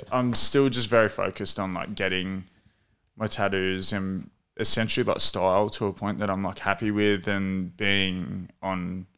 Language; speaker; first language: English; native; English